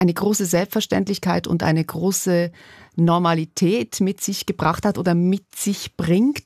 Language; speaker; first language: German; native; German